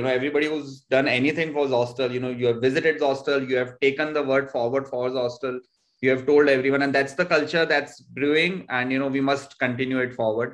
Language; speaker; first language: English; non-native, local second language; Hindi